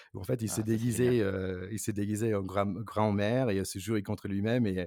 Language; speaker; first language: French; non-native, fluent; English